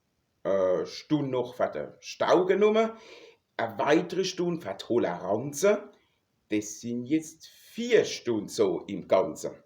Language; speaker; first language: German; native; German